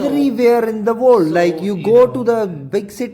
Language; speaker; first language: English; non-native, fluent; Hindi